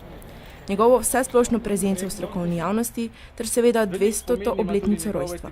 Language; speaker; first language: Slovenian; native; Slovenian